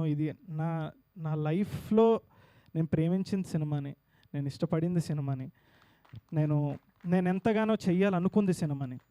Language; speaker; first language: Telugu; native; Telugu